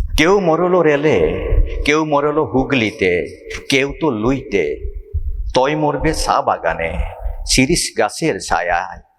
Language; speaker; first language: Assamese; native; Assamese